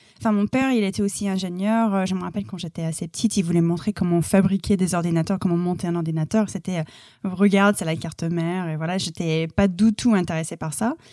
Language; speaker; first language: French; non-native, fluent; English